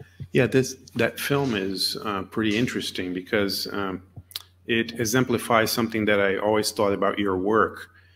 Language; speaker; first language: English; non-native, fluent; Portuguese